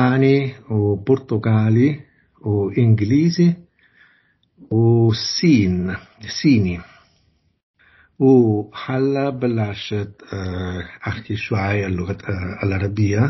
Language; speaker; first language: Arabic; non-native, learner; Italian